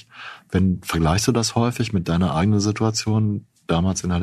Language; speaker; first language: German; native; German